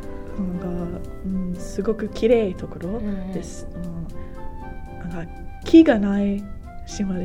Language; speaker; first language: Japanese; non-native, learner; English